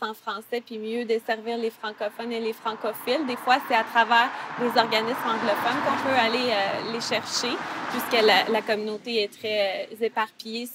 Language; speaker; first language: French; native; French